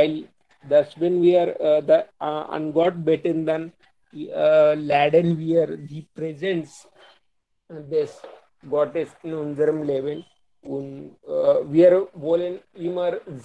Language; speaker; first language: German; non-native, learner; Hindi